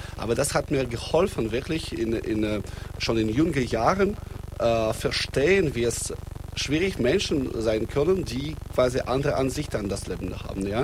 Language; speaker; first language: German; non-native, fluent; Russian